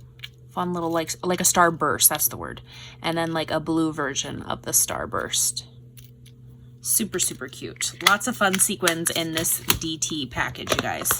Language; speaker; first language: English; native; English